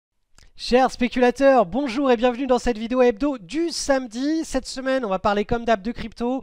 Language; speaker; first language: French; native; French